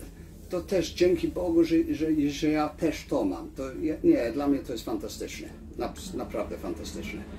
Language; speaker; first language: Polish; early bilingual, heritage; Polish